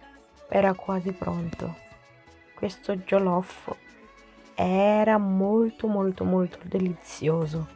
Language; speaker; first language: Italian; non-native, fluent; Akan